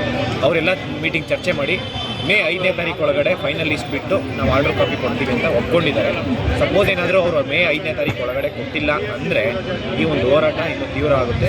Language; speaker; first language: Kannada; native; Kannada